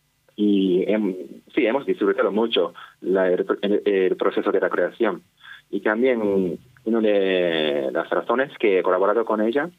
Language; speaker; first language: Spanish; non-native, fluent; Japanese